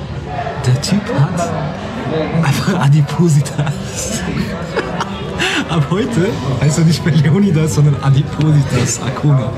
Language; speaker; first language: German; native; German